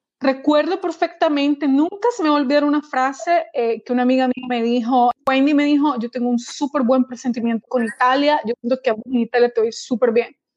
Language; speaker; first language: Spanish; native; Spanish